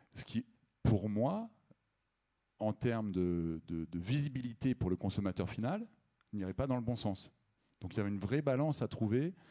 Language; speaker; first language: French; native; French